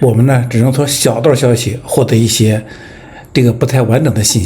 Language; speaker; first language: Chinese; native; Chinese